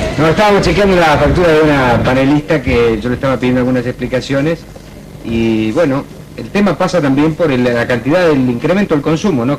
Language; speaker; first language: Spanish; native; Spanish